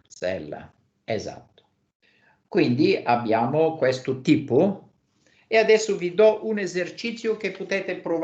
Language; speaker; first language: Italian; non-native, fluent; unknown